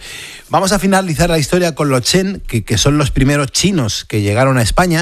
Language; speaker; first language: Spanish; native; Spanish